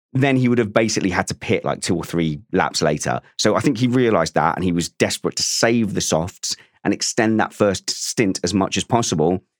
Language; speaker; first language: English; native; English